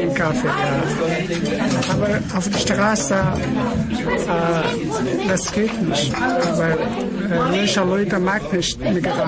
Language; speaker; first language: German; non-native, learner; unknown